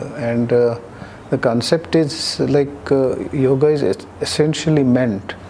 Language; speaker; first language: English; non-native, local second language; Marathi